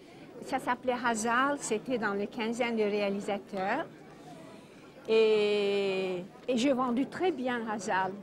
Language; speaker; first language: French; non-native, fluent; Turkish